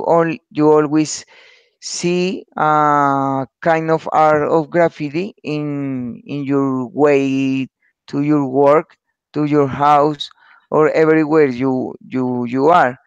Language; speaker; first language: English; non-native, learner; Spanish